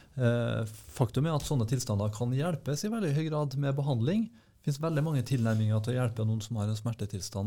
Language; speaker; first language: Norwegian; native; Norwegian